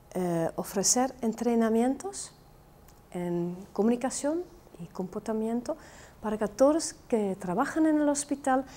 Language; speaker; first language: Spanish; non-native, fluent; Dutch